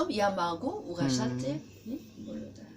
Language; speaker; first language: Russian; non-native, learner; Korean